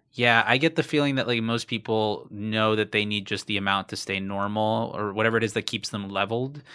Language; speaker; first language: English; native; English